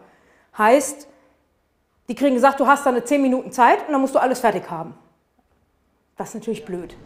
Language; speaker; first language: German; native; German